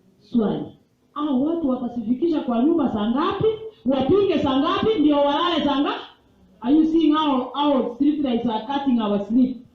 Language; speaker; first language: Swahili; non-native, local second language; Gusii